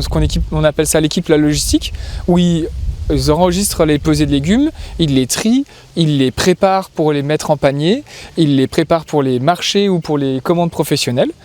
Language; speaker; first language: French; native; French